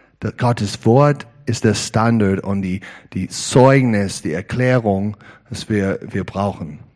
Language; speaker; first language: German; non-native, learner; English